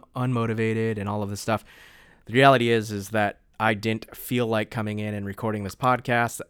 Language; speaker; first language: English; native; English